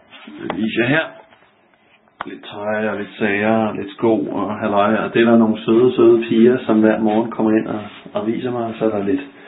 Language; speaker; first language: Danish; native; Danish